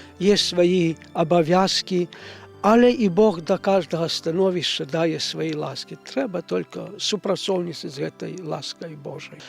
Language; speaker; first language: Belarusian; native; Belarusian